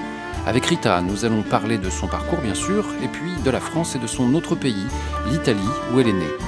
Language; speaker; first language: French; native; French